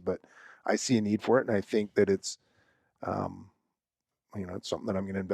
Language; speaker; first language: English; native; English